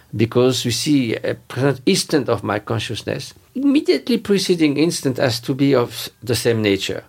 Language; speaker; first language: English; non-native, fluent; French